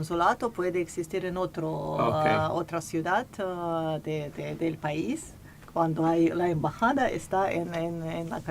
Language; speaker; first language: Spanish; non-native, fluent; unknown